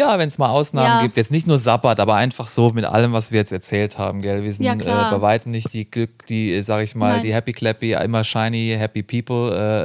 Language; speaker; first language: German; native; German